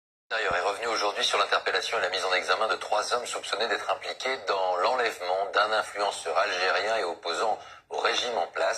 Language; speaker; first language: French; native; French